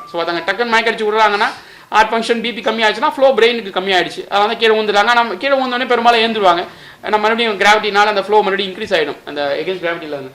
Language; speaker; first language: Tamil; native; Tamil